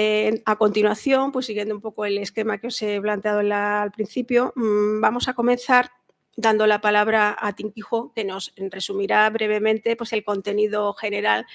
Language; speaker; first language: Spanish; native; Spanish